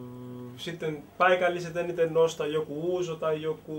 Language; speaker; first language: Finnish; early bilingual, heritage; Finnish